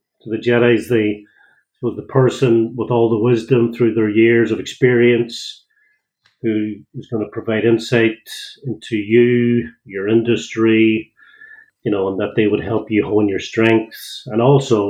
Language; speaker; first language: English; native; English